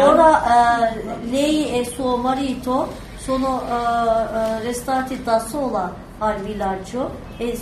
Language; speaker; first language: Italian; non-native, learner; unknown